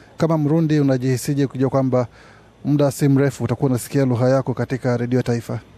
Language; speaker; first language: Swahili; native; Swahili